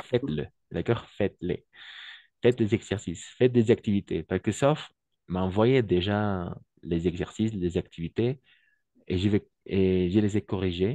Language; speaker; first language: French; non-native, fluent; Spanish